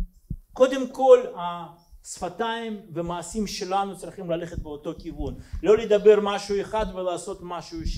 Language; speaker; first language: Hebrew; non-native, fluent; Russian